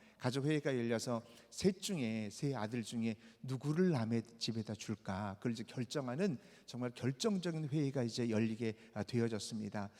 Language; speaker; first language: Korean; native; Korean